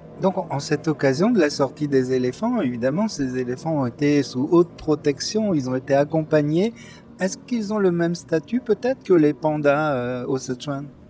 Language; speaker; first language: French; native; French